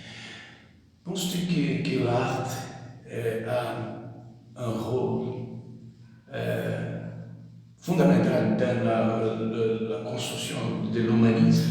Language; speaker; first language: French; non-native, learner; Portuguese